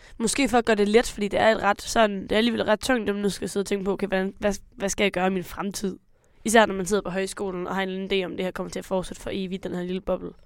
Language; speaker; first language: Danish; native; Danish